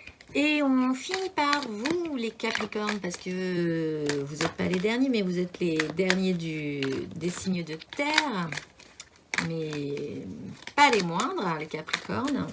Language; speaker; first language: French; native; French